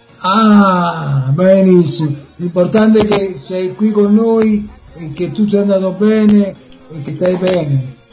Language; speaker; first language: Italian; non-native, fluent; Spanish